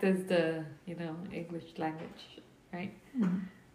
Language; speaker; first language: English; early bilingual, other home language; Spanish